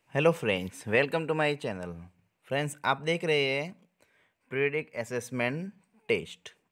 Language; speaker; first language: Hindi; non-native, local second language; Gujarati